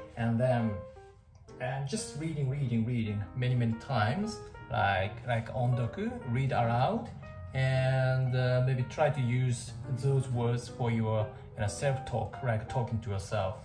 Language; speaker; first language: English; non-native, fluent; Japanese